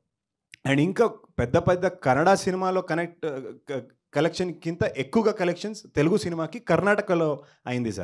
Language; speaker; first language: Telugu; non-native, learner; Kannada